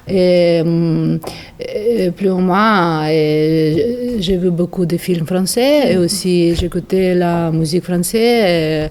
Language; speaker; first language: French; non-native, fluent; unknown